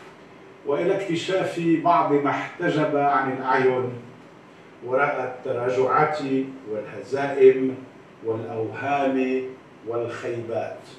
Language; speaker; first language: Arabic; native; Arabic